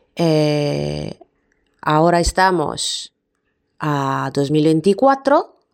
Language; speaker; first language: Spanish; non-native, fluent; Italian